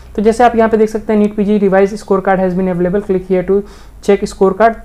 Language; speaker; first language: Hindi; native; Hindi